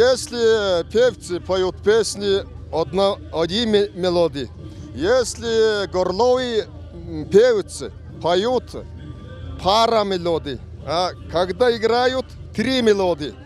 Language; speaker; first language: Russian; non-native, learner; Mongolian